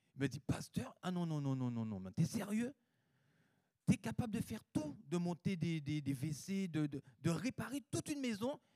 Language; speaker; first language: French; native; French